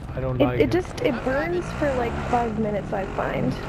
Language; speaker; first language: English; early bilingual, other home language; Turkish